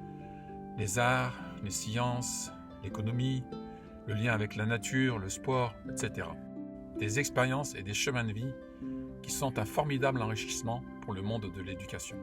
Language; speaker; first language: French; native; French